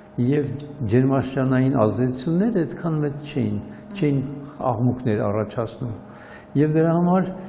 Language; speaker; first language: Armenian; native; Armenian